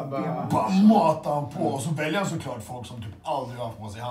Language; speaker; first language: Swedish; early bilingual, other home language; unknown